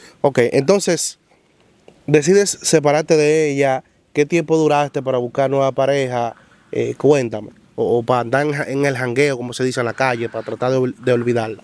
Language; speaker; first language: Spanish; native; Spanish